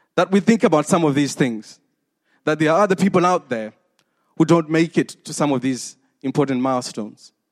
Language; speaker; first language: English; non-native, local second language; Shona